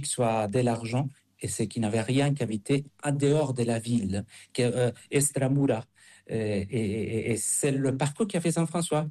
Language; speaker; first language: French; non-native, fluent; Spanish